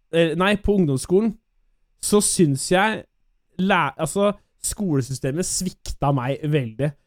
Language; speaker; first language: Norwegian; native; Norwegian